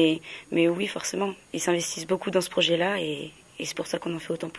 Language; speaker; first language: French; native; French